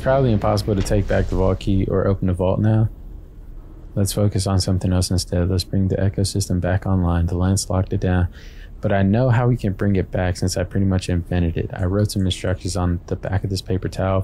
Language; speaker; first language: English; native; English